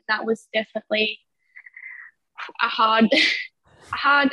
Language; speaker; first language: English; native; English